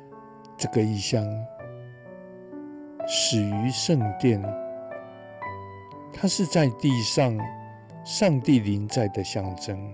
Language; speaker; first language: Chinese; native; Chinese